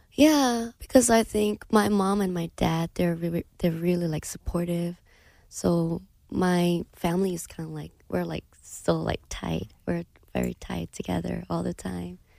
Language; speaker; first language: English; non-native, fluent; Thai